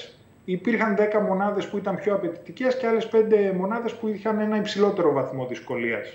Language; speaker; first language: Greek; native; Greek